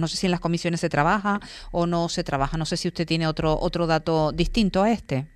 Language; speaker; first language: Spanish; native; Spanish